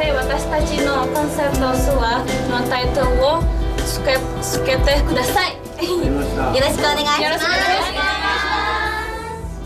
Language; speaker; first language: Japanese; non-native, learner; Indonesian